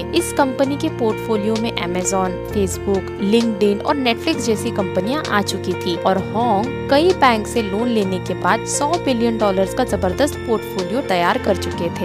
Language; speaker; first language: Hindi; native; Hindi